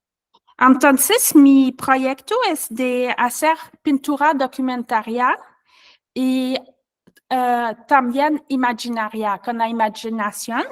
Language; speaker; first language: Spanish; non-native, learner; French